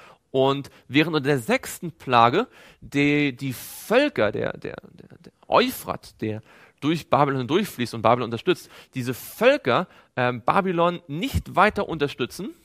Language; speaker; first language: German; native; German